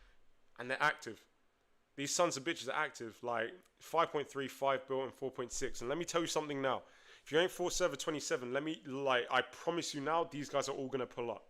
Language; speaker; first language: English; native; English